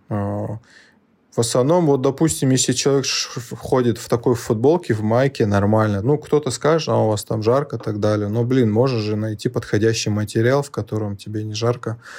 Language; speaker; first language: Russian; non-native, local second language; Lezghian